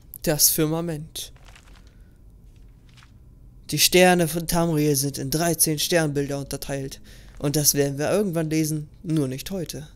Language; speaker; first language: German; native; German